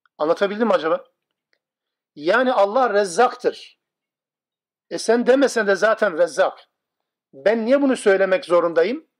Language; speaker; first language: Turkish; non-native, local second language; Kurdish